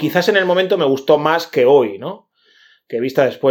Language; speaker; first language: Spanish; native; Spanish